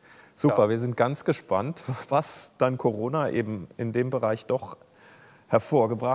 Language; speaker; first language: German; native; German